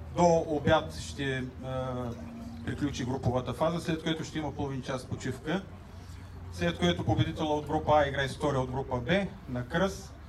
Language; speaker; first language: Bulgarian; native; Bulgarian